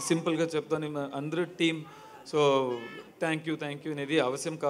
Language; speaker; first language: Telugu; non-native, learner; Tamil